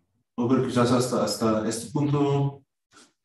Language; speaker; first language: Spanish; non-native, fluent; German